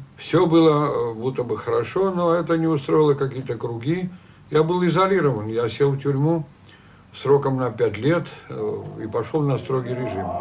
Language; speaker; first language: Russian; non-native, local second language; Armenian